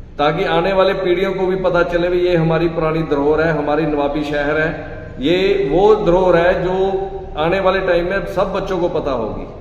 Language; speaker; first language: Hindi; non-native, local second language; Punjabi